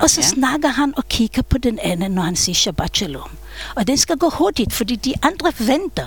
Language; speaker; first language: Danish; non-native, fluent; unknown